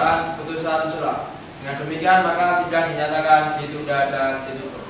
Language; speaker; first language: Indonesian; native; Indonesian